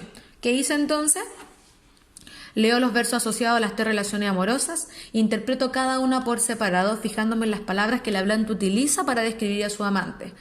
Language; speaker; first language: Spanish; native; Spanish